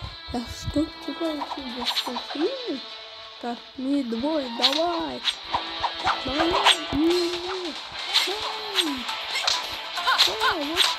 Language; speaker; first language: Russian; non-native, learner; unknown